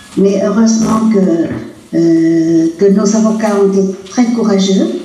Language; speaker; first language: French; non-native, local second language; Vietnamese